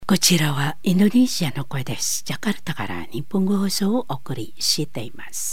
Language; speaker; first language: Japanese; non-native, learner; Indonesian